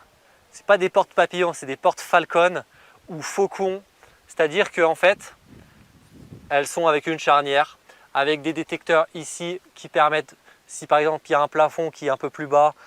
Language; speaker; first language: French; native; French